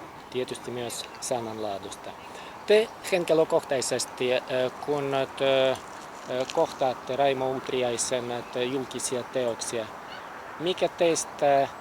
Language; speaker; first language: Finnish; non-native, fluent; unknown